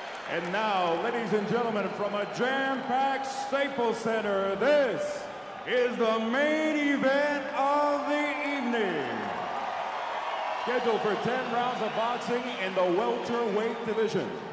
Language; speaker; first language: English; native; English